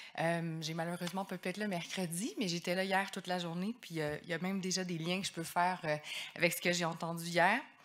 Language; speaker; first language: French; native; French